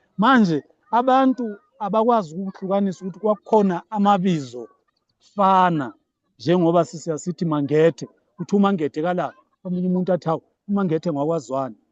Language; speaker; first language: Zulu; native; Zulu